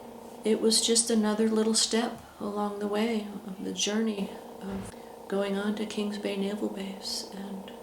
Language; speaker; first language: English; native; English